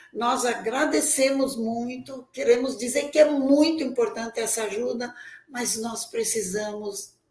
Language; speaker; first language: Portuguese; native; Portuguese